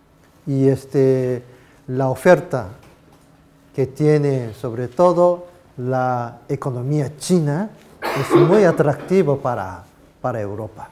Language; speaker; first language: Spanish; non-native, fluent; Japanese